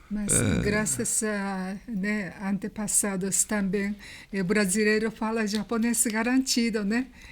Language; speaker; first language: Portuguese; non-native, learner; Japanese